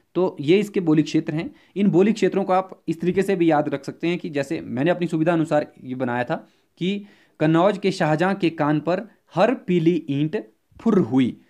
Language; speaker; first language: Hindi; native; Hindi